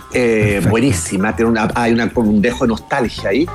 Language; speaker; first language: Spanish; native; Spanish